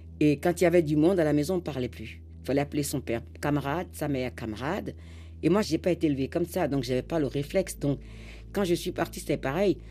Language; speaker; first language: French; non-native, local second language; Fon